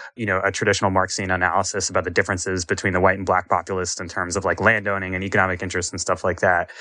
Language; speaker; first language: English; native; English